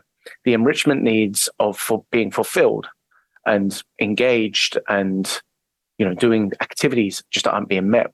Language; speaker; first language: English; native; English